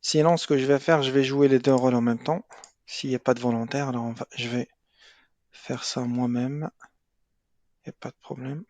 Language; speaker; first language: French; non-native, local second language; Arabic